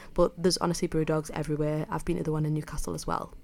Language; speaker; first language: English; native; English